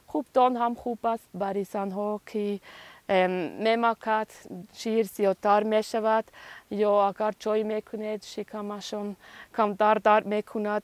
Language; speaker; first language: Persian; non-native, fluent; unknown